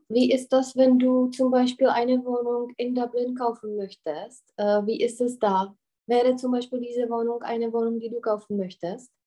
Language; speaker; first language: German; non-native, fluent; Czech